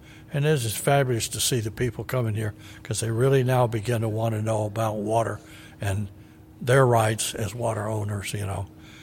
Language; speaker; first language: English; native; English